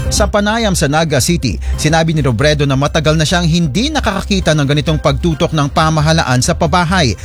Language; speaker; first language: Filipino; native; Filipino